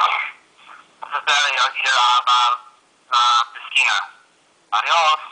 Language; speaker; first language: Spanish; non-native, learner; English